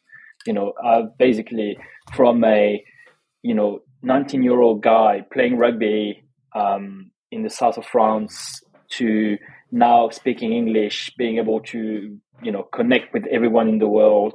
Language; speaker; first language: English; non-native, fluent; French